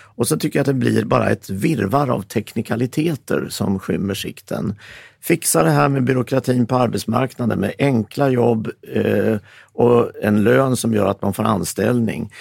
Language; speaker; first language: Swedish; native; Swedish